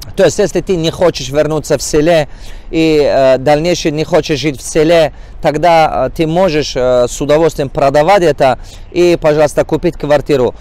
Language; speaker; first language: Russian; non-native, local second language; Tajik